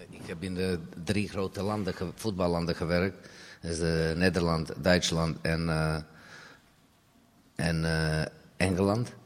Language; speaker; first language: Dutch; non-native, fluent; Serbian